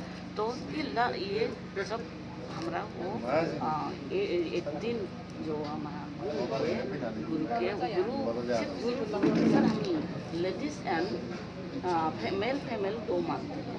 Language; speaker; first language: Hindi; non-native, local second language; Bodo